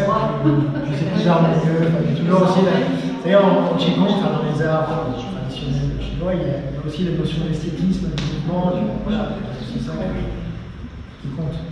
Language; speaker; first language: French; native; French